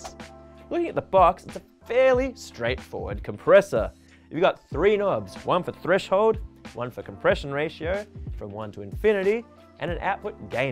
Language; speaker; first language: English; native; English